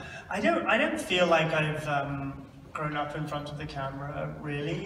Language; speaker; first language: English; native; English